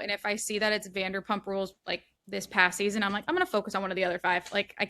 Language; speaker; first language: English; native; English